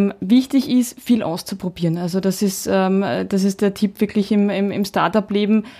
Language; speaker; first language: German; early bilingual, heritage; Czech